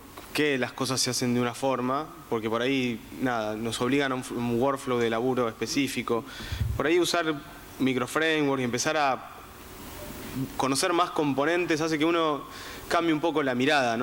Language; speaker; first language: Spanish; native; Spanish